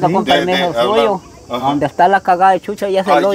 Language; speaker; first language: Spanish; native; Spanish